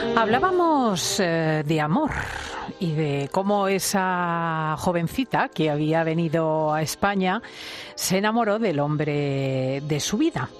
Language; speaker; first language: Spanish; native; Spanish